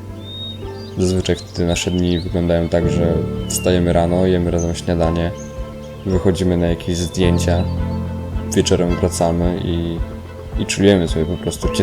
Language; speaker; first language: Polish; native; Polish